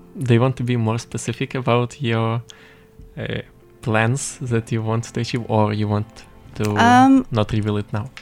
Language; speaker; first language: English; non-native, fluent; Ukrainian